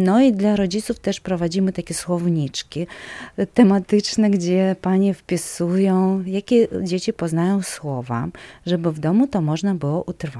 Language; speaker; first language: Polish; non-native, local second language; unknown